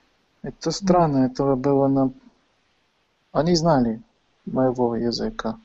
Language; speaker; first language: Russian; non-native, fluent; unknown